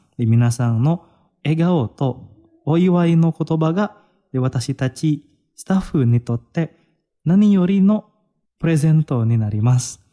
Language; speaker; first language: Japanese; non-native, fluent; Indonesian